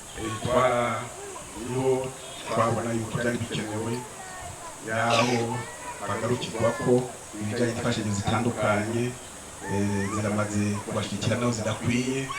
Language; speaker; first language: Rundi; native; Rundi